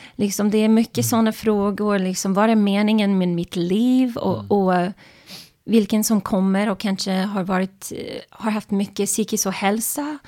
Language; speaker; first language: Swedish; non-native, fluent; English